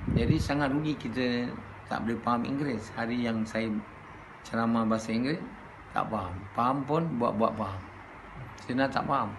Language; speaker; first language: Malay; native; Malay